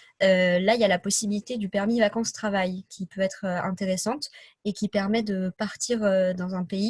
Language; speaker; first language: French; native; French